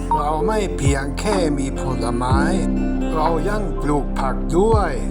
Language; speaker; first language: Thai; non-native, fluent; German